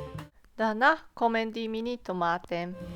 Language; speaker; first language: German; non-native, fluent; Japanese